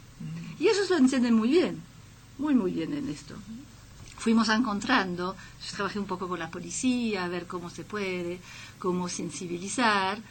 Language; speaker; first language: Spanish; non-native, fluent; French